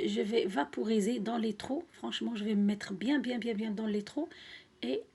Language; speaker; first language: French; non-native, local second language; Arabic